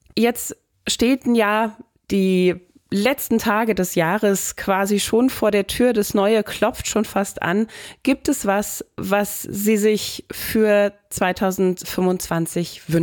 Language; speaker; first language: German; native; German